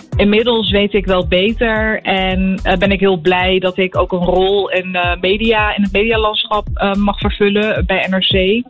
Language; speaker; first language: Dutch; early bilingual, other home language; Arabic